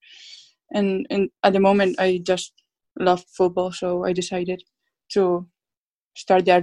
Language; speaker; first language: English; non-native, fluent; Spanish